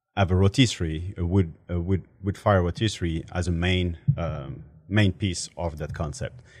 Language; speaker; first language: English; non-native, fluent; French